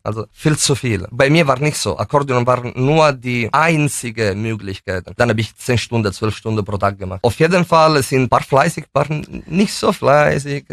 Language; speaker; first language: German; non-native, fluent; Italian